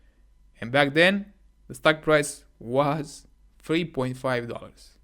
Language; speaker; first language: English; non-native, fluent; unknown